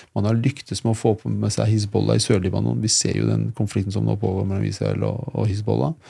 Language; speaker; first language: Norwegian; early bilingual, other home language; Persian